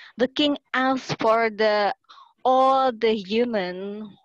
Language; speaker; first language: English; non-native, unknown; Indonesian